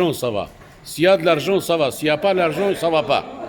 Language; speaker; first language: French; non-native, fluent; Turkish